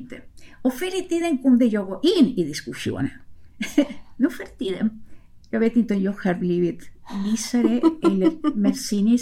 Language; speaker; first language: Swedish; non-native, fluent; Spanish